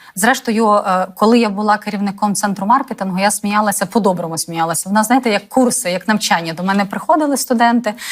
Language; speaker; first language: Ukrainian; native; Ukrainian